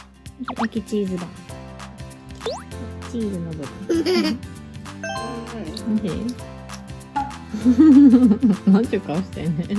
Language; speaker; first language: Japanese; native; Japanese